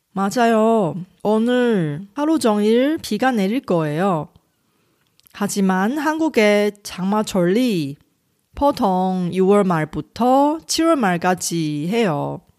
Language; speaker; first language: Korean; non-native, fluent; Chinese